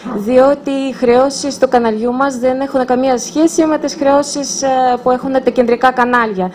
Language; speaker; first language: Greek; non-native, fluent; Russian